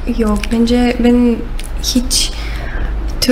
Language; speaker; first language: Turkish; non-native, learner; Russian